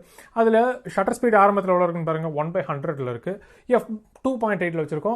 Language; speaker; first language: Tamil; native; Tamil